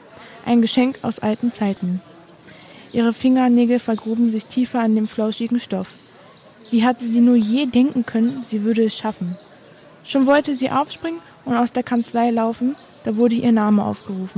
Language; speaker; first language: German; native; German